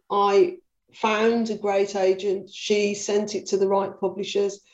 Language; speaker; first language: English; native; English